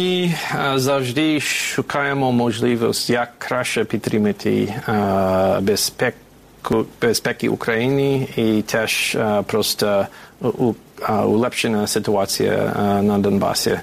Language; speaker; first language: Ukrainian; non-native, fluent; English